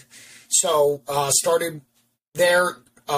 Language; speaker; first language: English; native; English